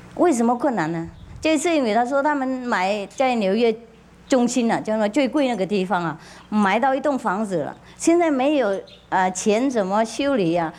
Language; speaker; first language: Chinese; non-native, fluent; Vietnamese